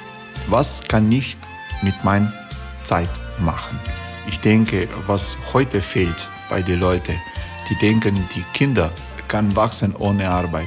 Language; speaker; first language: German; non-native, fluent; Croatian